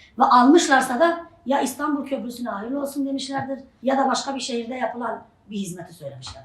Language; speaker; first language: Turkish; non-native, local second language; Arabic